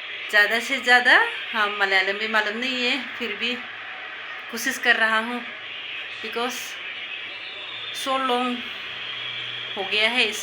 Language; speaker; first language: Hindi; non-native, local second language; Bodo